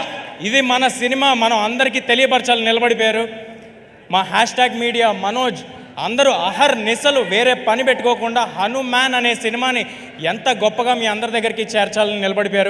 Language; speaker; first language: Telugu; native; Telugu